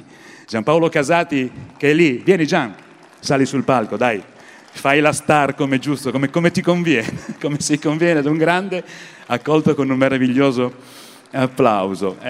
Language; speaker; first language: Italian; native; Italian